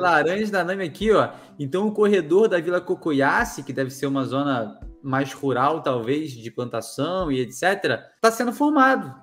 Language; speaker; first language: Portuguese; native; Portuguese